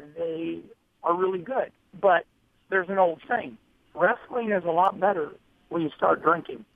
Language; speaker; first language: English; native; English